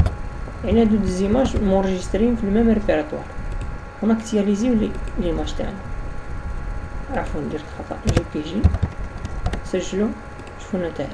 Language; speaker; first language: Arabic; native; Arabic